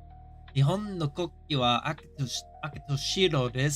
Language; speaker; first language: Japanese; non-native, learner; English